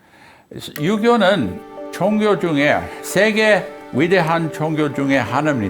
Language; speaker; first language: Korean; non-native, fluent; English